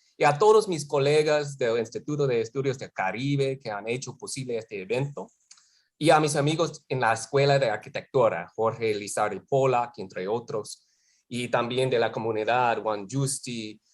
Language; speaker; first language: Spanish; non-native, fluent; English